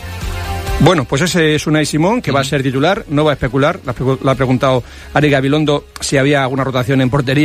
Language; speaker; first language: Spanish; native; Spanish